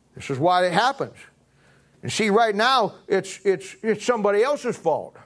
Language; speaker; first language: English; native; English